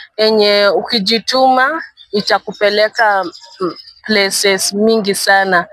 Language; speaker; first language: Swahili; native; Swahili